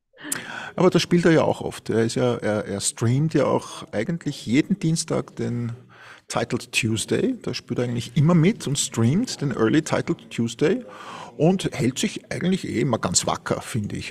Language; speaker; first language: German; native; German